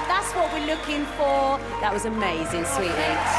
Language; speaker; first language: English; native; English